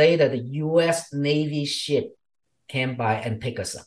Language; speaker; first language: English; non-native, fluent; Vietnamese